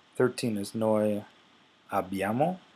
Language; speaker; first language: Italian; non-native, fluent; English